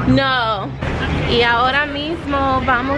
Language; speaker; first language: Spanish; non-native, fluent; English